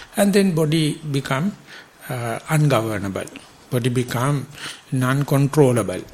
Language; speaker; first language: English; non-native, local second language; Sinhala